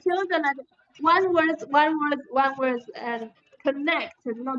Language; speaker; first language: English; non-native, learner; Chinese